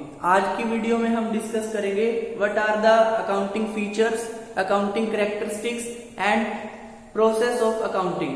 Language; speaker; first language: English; non-native, local second language; Hindi